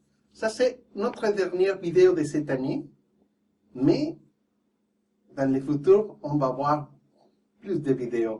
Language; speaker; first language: French; non-native, fluent; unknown